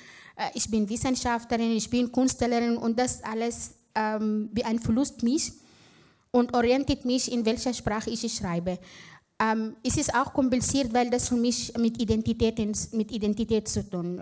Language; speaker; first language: German; non-native, fluent; Arabic